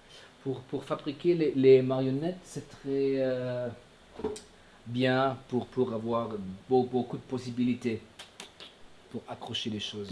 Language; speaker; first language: French; non-native, fluent; German